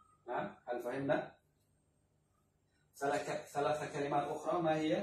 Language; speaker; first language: Arabic; non-native, fluent; Khmer